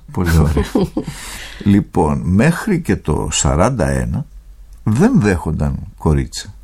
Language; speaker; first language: Greek; native; Greek